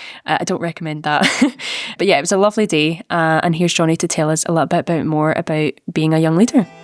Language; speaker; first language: English; native; English